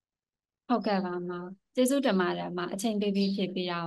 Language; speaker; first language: Burmese; native; Burmese